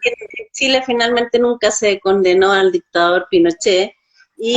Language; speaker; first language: Spanish; native; Spanish